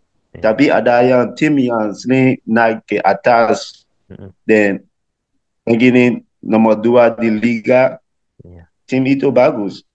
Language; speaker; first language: Indonesian; non-native, learner; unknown